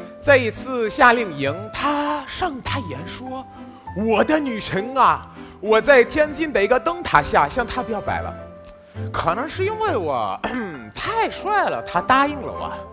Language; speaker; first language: Chinese; non-native, fluent; Arabic